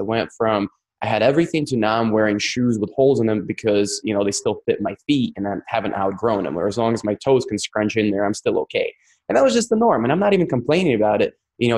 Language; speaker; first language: English; non-native, fluent; Russian